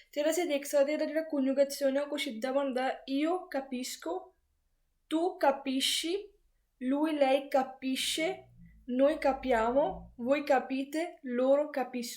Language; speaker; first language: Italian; non-native, fluent; Punjabi